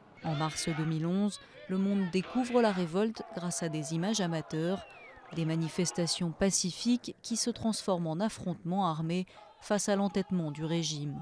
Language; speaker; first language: French; native; French